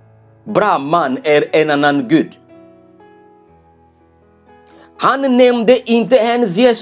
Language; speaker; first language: Swedish; non-native, fluent; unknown